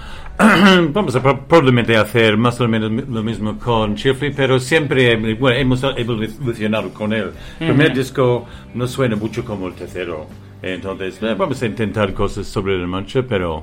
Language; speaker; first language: Spanish; non-native, fluent; English